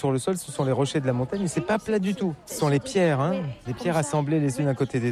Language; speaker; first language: French; native; French